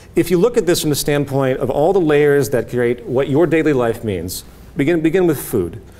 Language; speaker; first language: English; native; English